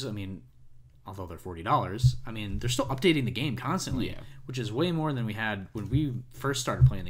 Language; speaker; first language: English; native; English